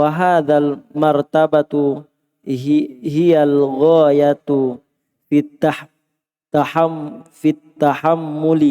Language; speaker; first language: Arabic; non-native, learner; Indonesian